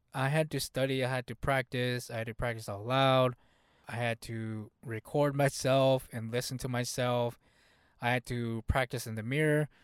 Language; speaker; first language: English; early bilingual, other home language; Hmong